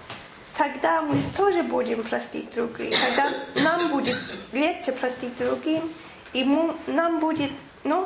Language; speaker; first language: Russian; non-native, fluent; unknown